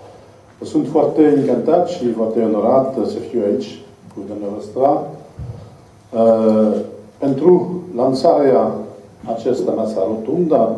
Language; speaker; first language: Romanian; non-native, learner; French